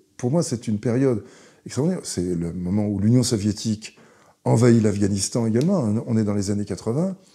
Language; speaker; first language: French; early bilingual, other home language; Hebrew